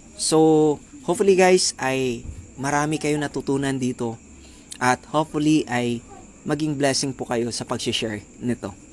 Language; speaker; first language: Filipino; non-native, local second language; Cebuano